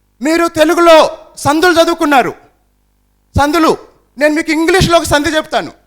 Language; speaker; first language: Telugu; native; Telugu